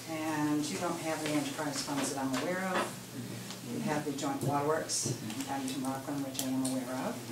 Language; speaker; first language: English; native; English